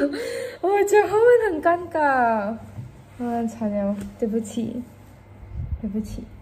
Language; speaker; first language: Chinese; non-native, local second language; English